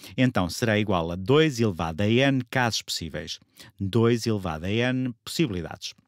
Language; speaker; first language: Portuguese; native; Portuguese